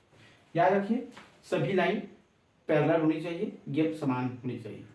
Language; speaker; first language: Hindi; native; Hindi